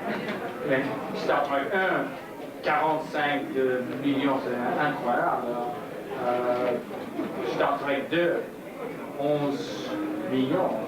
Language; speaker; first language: French; non-native, learner; English